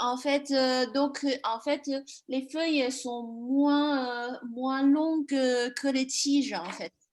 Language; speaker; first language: French; non-native, fluent; Chinese